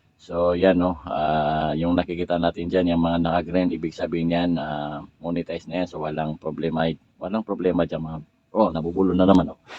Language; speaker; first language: Filipino; non-native, local second language; Maranao